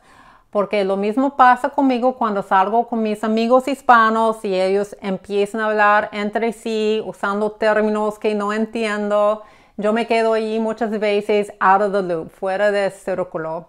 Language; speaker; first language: Spanish; non-native, fluent; English